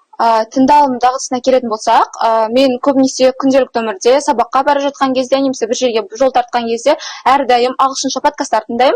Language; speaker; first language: Kazakh; native; Kazakh